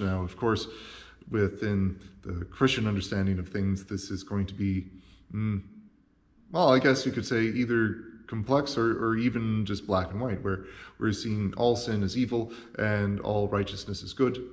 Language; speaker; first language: English; native; English